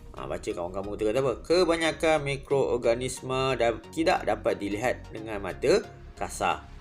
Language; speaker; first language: Malay; native; Malay